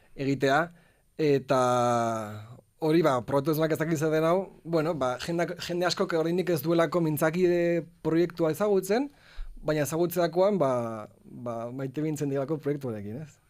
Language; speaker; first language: Basque; non-native, local second language; Spanish